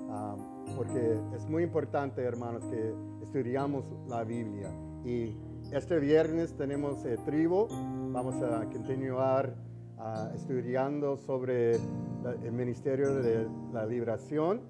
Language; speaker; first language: Spanish; early bilingual, heritage; English